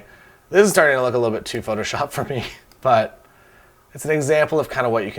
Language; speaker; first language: English; native; English